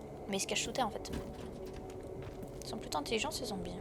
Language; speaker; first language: French; native; French